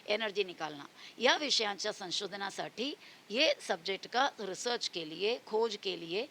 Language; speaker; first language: Hindi; non-native, local second language; Marathi